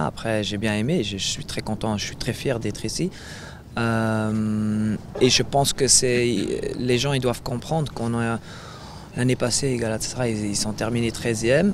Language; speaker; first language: French; non-native, fluent; Dutch